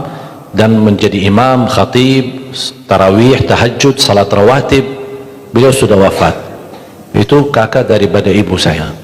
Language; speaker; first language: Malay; non-native, fluent; Arabic